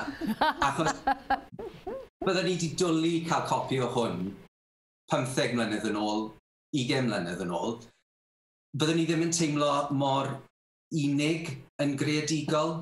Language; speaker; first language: Welsh; native; Welsh